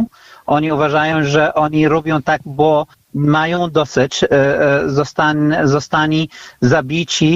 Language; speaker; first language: Polish; non-native, fluent; Arabic